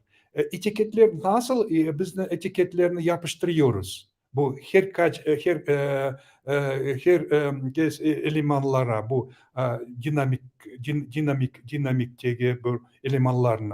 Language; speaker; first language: Turkish; non-native, learner; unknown